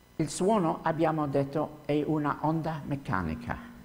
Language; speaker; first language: Italian; non-native, fluent; English